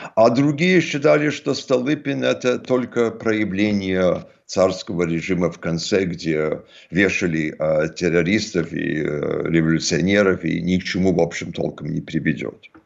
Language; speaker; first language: Russian; early bilingual, heritage; Russian